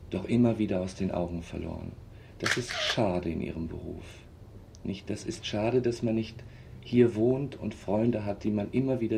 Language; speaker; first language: German; native; German